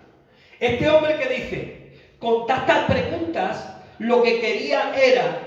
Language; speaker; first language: Spanish; native; Spanish